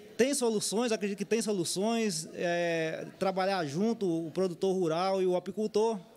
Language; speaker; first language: Portuguese; native; Portuguese